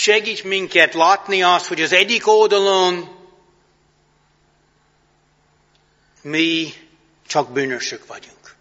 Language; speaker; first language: Hungarian; non-native, fluent; English